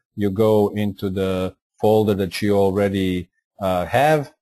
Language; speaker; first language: English; non-native, fluent; Croatian